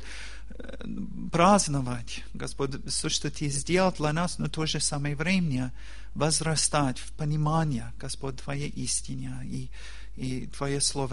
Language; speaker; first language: Russian; non-native, learner; English